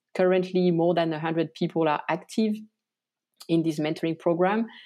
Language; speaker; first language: English; non-native, fluent; French